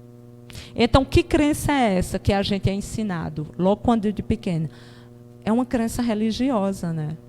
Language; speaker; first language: Portuguese; native; Portuguese